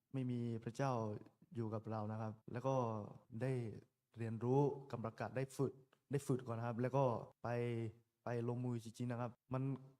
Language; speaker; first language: Thai; non-native, local second language; S'gaw Karen